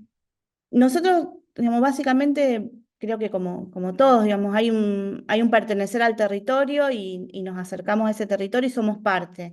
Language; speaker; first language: Spanish; native; Spanish